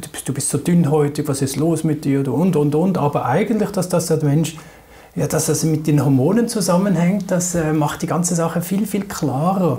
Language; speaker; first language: German; native; German